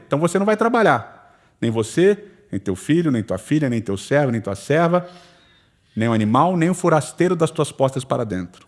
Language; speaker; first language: Portuguese; native; Portuguese